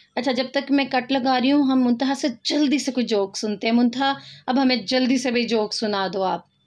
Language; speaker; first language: Urdu; native; Urdu